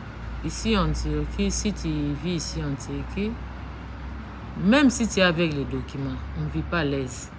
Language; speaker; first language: French; non-native, learner; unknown